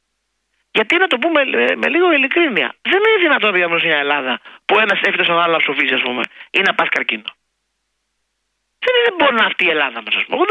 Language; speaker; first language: Greek; native; Greek